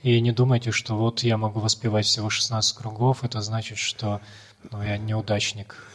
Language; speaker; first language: Russian; native; Russian